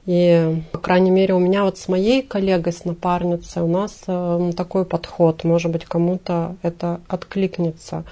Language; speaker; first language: Russian; native; Russian